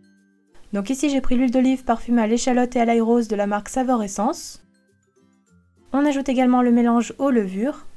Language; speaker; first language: French; native; French